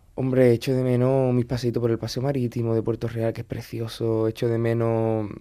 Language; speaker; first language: Spanish; native; Spanish